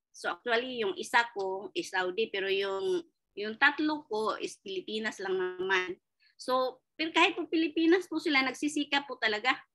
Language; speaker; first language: Filipino; non-native, local second language; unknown